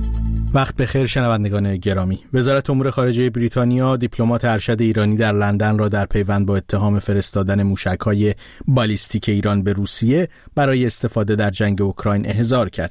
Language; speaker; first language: Persian; native; Persian